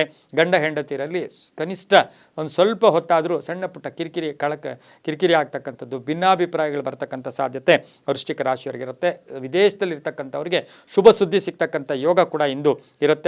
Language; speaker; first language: Kannada; native; Kannada